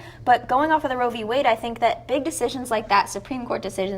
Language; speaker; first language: English; native; English